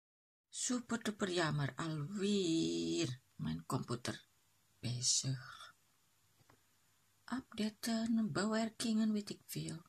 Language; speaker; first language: Dutch; non-native, learner; Indonesian